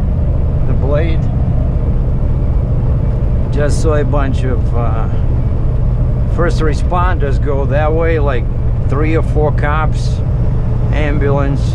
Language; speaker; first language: English; non-native, fluent; Russian